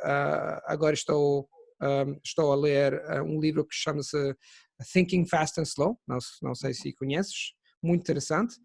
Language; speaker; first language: Portuguese; non-native, fluent; Italian